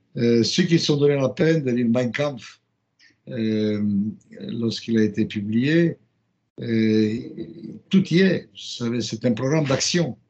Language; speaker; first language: French; non-native, fluent; Romanian